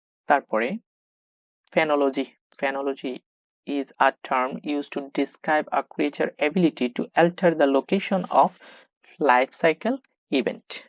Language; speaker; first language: English; non-native, local second language; Bangla